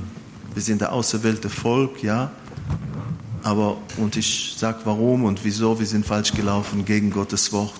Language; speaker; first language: German; non-native, fluent; Hebrew